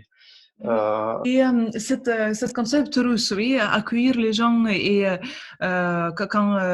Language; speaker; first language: French; non-native, fluent; Russian